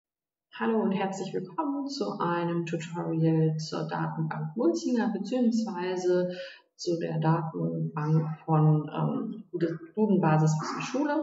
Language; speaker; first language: German; native; German